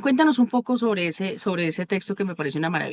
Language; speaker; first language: Spanish; native; Spanish